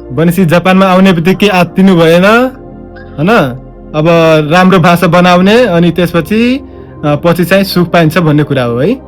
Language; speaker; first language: Nepali; native; Nepali